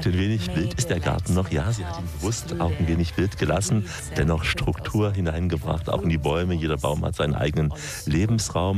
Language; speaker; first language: German; native; German